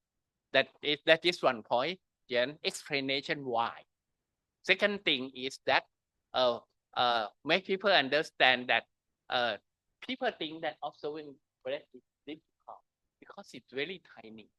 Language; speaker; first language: English; non-native, learner; Thai